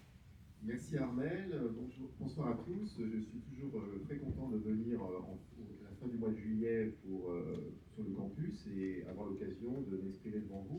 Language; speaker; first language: French; native; French